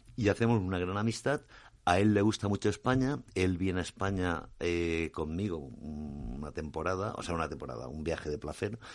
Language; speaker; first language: Spanish; native; Spanish